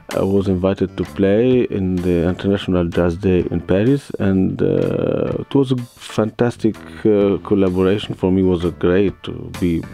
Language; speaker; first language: English; non-native, learner; Arabic